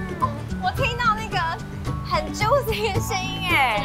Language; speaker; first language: Chinese; native; Chinese